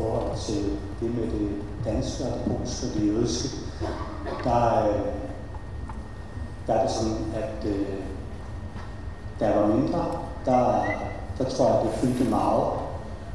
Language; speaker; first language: Danish; early bilingual, other home language; Polish